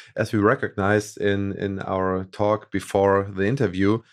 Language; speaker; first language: English; non-native, fluent; German